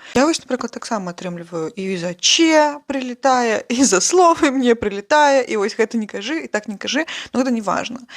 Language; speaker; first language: Belarusian; non-native, local second language; Russian